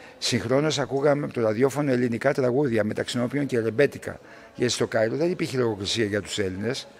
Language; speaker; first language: Greek; early bilingual, heritage; Greek